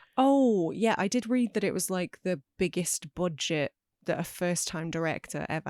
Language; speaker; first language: English; native; English